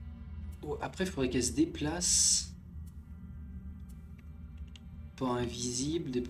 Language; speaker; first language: French; native; French